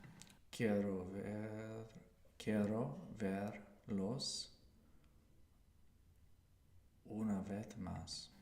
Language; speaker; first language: Spanish; non-native, learner; English